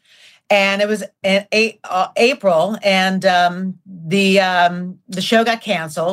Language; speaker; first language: English; native; English